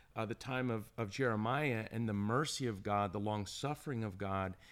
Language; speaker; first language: English; native; English